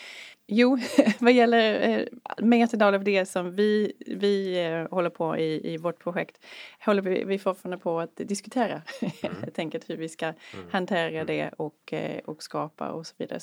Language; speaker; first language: Swedish; non-native, fluent; English